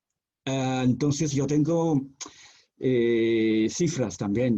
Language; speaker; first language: Spanish; non-native, fluent; Chinese